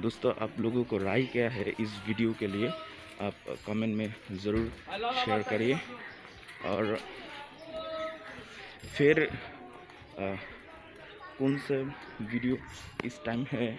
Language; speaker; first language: Hindi; non-native, learner; Bangla